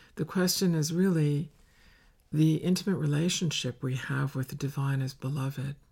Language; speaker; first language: English; native; English